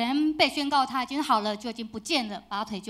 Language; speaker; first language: Chinese; native; Chinese